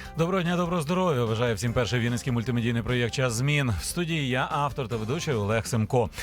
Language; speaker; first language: Ukrainian; native; Ukrainian